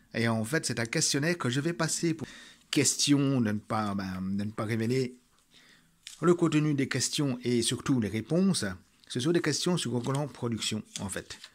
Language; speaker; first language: French; native; French